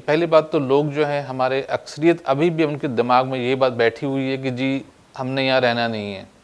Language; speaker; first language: Urdu; native; Urdu